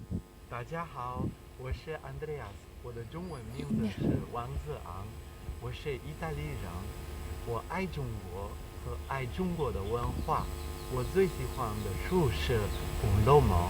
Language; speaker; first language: Chinese; non-native, fluent; Italian